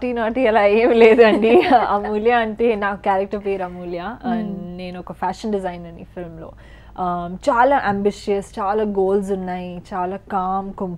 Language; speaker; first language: Telugu; non-native, learner; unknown